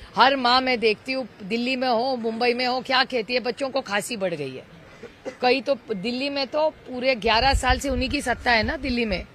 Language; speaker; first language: Hindi; non-native, local second language; Marathi